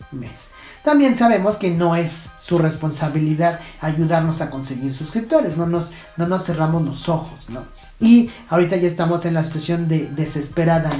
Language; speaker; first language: Spanish; native; Spanish